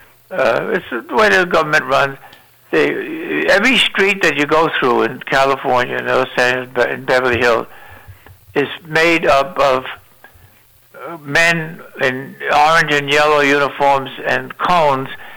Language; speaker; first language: English; native; English